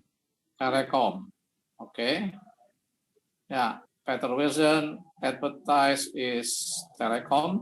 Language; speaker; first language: English; non-native, fluent; Indonesian